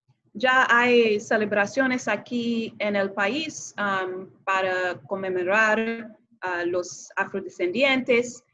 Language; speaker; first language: Spanish; non-native, fluent; English